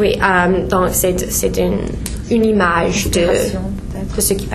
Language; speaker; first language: French; non-native, learner; English